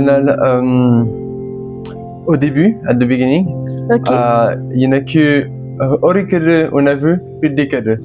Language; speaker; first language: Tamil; non-native, learner; French